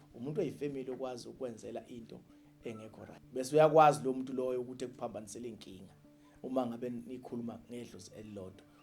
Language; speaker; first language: Zulu; native; Zulu